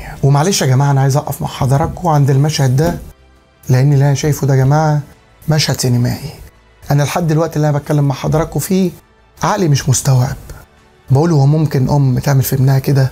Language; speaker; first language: Arabic; native; Arabic